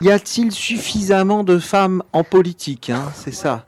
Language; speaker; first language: French; native; French